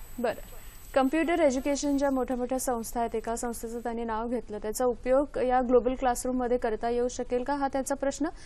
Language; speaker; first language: Marathi; native; Marathi